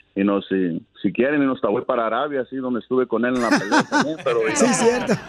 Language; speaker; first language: Spanish; early bilingual, heritage; Spanish